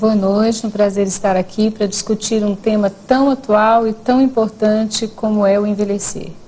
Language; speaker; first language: Portuguese; native; Portuguese